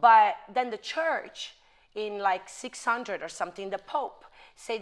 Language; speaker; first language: English; non-native, fluent; Italian